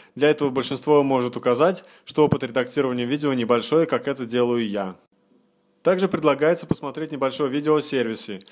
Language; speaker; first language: Russian; native; Russian